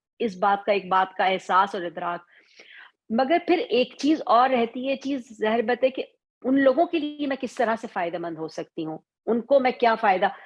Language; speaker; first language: Urdu; native; Urdu